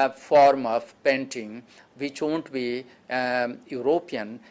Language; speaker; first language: English; non-native, local second language; Hindi